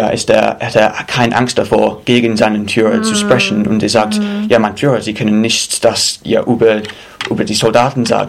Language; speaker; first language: German; non-native, fluent; English